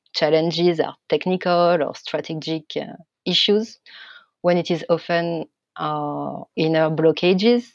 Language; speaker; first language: English; non-native, fluent; French